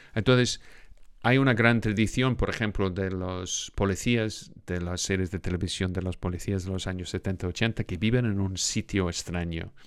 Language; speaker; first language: Spanish; non-native, fluent; English